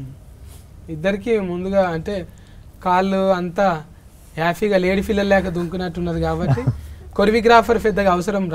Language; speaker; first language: Telugu; native; Telugu